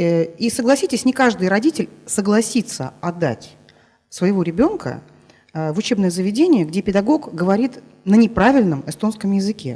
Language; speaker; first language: Russian; native; Russian